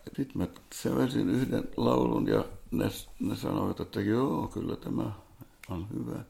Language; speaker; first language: Finnish; non-native, local second language; Swedish